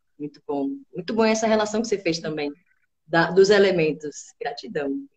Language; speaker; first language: Portuguese; native; Portuguese